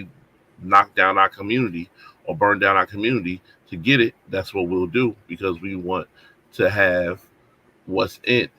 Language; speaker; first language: English; native; English